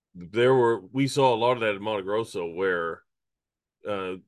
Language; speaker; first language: English; native; English